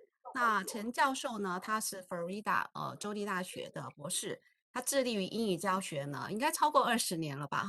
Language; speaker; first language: Chinese; native; Chinese